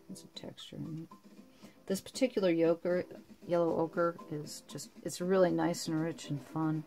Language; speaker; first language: English; native; English